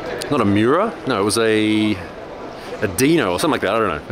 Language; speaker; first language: English; native; English